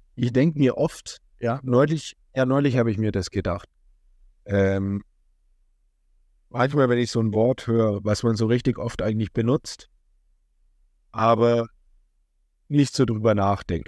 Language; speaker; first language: German; native; German